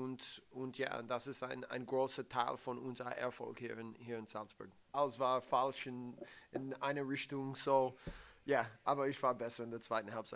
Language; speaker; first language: German; non-native, learner; English